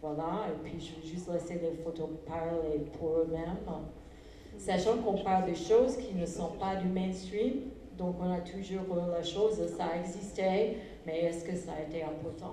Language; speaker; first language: French; non-native, fluent; English